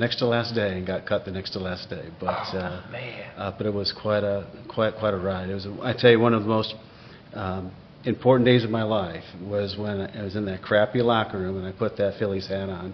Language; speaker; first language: English; native; English